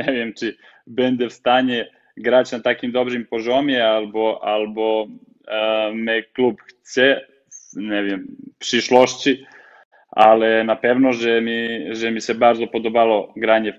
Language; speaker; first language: Polish; non-native, fluent; Serbian